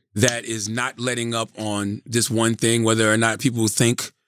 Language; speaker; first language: English; native; English